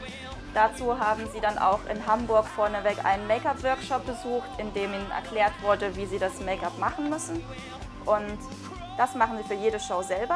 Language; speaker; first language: German; native; German